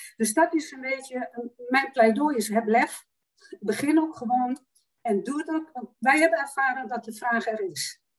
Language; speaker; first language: Dutch; native; Dutch